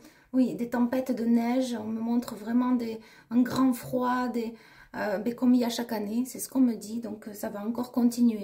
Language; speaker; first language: French; native; French